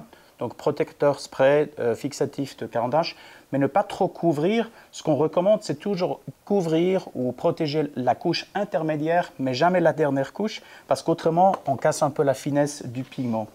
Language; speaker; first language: French; native; French